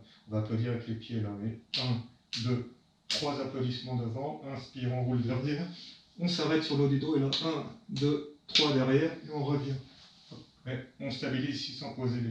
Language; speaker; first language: French; native; French